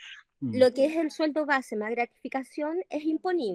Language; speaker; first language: Spanish; native; Spanish